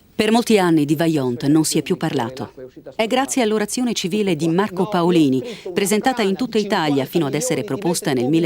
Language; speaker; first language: Italian; native; Italian